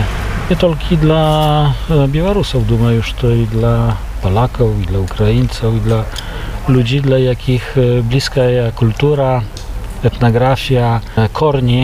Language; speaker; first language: Polish; non-native, local second language; Belarusian